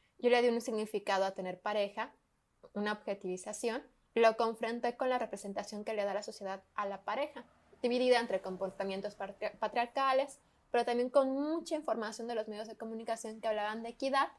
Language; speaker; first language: Spanish; native; Spanish